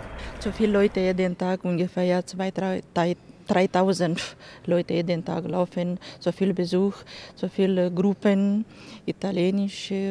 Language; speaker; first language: German; non-native, learner; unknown